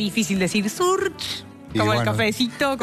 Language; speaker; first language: Spanish; native; Spanish